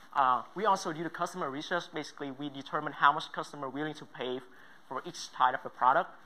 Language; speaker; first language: English; non-native, fluent; Vietnamese